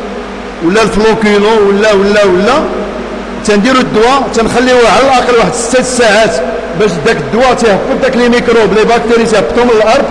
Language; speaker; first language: Arabic; native; Arabic